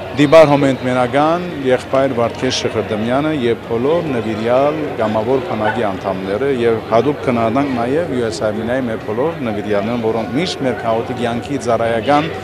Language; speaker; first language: Armenian; early bilingual, heritage; Armenian